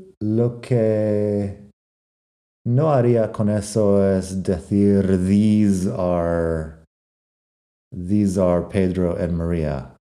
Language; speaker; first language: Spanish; non-native, fluent; English